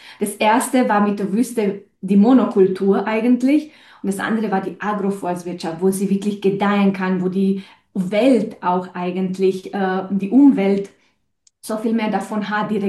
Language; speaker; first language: German; non-native, fluent; Romanian